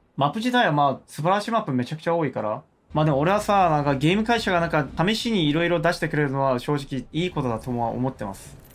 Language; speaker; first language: Japanese; non-native, fluent; Korean